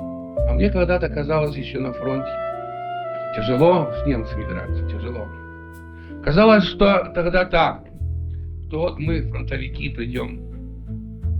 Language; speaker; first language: Russian; native; Russian